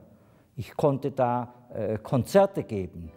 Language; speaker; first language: German; non-native, fluent; Italian